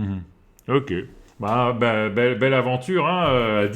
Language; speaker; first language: French; native; French